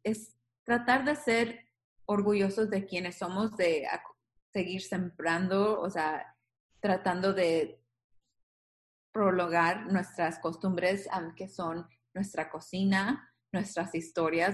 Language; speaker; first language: Spanish; native; Spanish